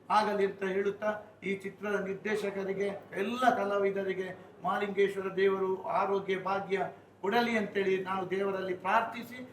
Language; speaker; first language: Kannada; non-native, local second language; Tulu